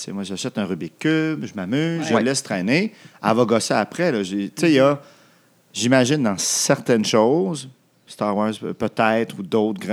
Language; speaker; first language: French; native; French